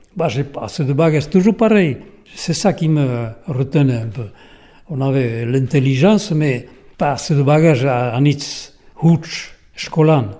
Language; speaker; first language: French; non-native, local second language; Basque